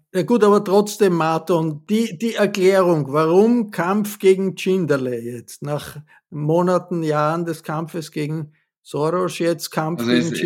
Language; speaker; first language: German; native; German